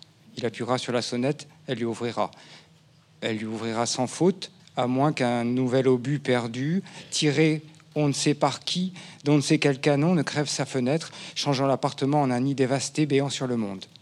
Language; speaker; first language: French; native; French